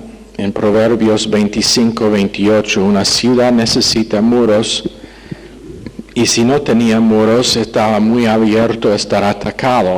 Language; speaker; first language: Spanish; non-native, fluent; English